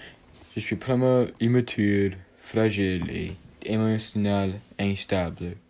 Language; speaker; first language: French; non-native, learner; English